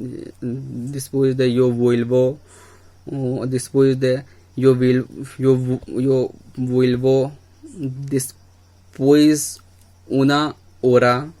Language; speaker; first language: Spanish; non-native, learner; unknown